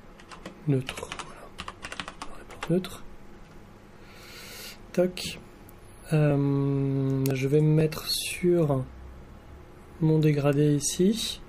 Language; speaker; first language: French; native; French